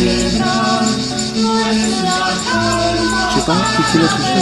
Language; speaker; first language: French; non-native, learner; Spanish